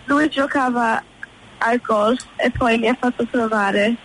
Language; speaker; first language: Italian; early bilingual, heritage; Italian